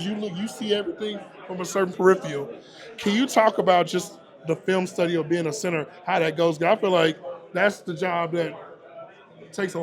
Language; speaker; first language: English; native; English